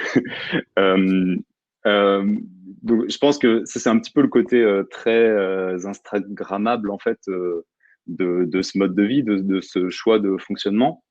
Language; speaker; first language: French; native; French